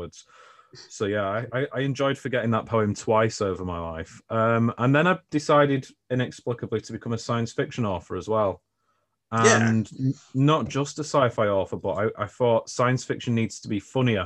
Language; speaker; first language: English; native; English